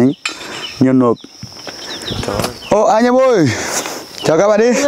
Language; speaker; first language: Vietnamese; non-native, learner; Portuguese